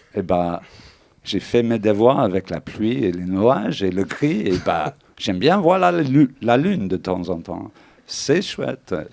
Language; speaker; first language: French; non-native, fluent; English